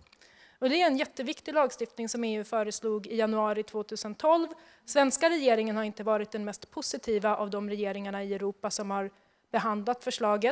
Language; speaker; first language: Swedish; native; Swedish